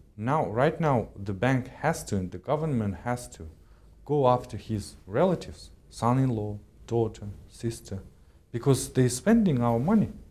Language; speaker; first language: English; non-native, fluent; Kazakh